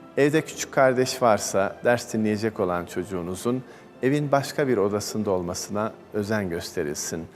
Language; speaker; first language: Turkish; native; Turkish